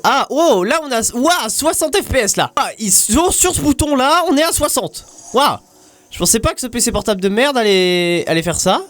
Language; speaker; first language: French; native; French